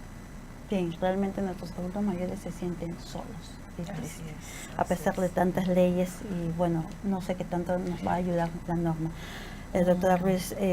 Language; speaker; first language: Spanish; native; Spanish